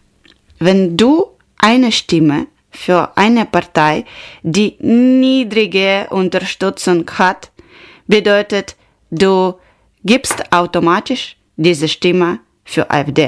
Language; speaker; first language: German; non-native, learner; Ukrainian